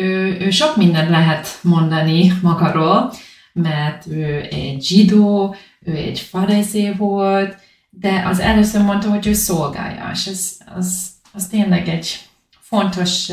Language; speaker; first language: Hungarian; non-native, learner; English